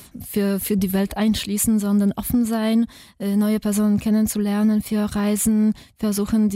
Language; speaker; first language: German; non-native, fluent; Polish